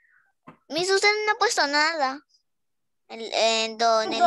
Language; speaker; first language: Spanish; native; Spanish